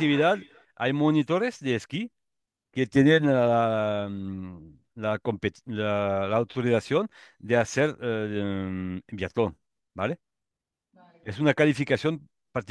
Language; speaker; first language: Spanish; non-native, learner; French